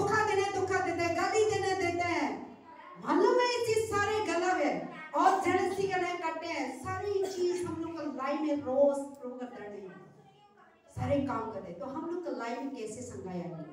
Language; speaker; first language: Hindi; non-native, local second language; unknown